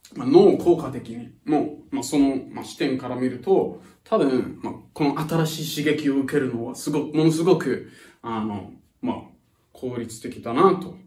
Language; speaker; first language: Japanese; non-native, fluent; English